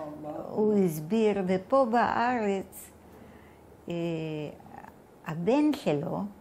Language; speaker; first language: Hebrew; non-native, fluent; Bulgarian